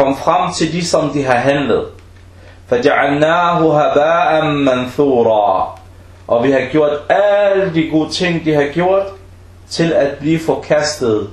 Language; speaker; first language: Danish; early bilingual, other home language; Arabic